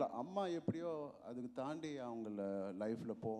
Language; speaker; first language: Tamil; non-native, local second language; Telugu